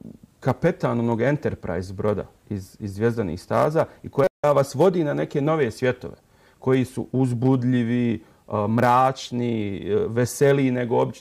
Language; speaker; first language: Serbian; native; Serbian